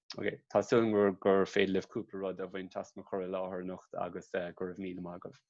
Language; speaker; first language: Irish; native; Irish